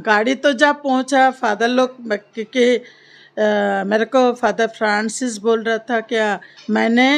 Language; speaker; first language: Hindi; non-native, local second language; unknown